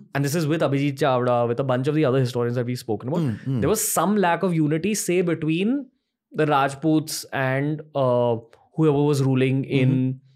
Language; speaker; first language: English; non-native, local second language; Hindi